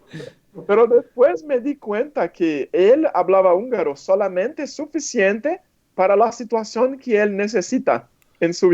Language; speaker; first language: Spanish; non-native, fluent; Portuguese